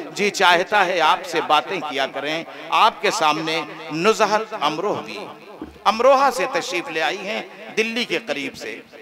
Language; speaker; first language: Hindi; native; Hindi